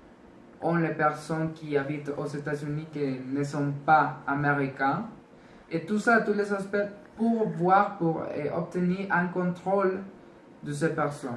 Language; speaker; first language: French; non-native, learner; Spanish